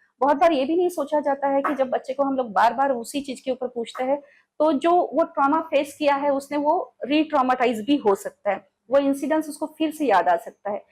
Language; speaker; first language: Hindi; non-native, local second language; Marathi